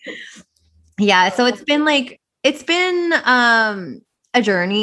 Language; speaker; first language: English; native; English